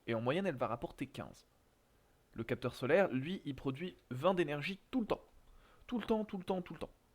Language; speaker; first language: French; native; French